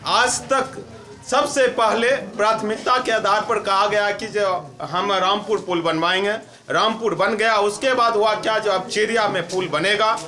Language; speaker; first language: Hindi; native; Hindi